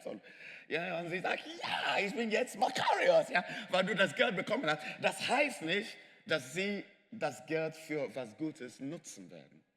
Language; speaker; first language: German; non-native, fluent; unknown